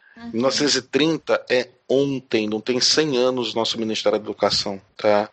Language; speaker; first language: Portuguese; native; Portuguese